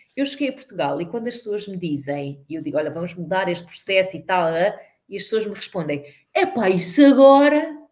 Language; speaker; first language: Portuguese; native; Portuguese